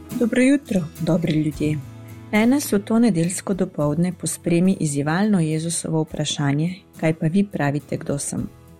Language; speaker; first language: Slovenian; native; Slovenian